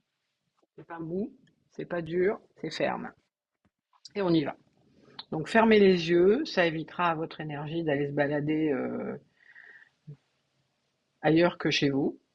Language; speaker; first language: French; native; French